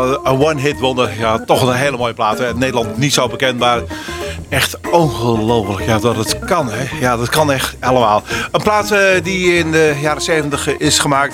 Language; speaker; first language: Dutch; native; Dutch